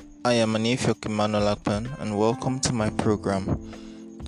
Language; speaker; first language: English; non-native, local second language; Ibibio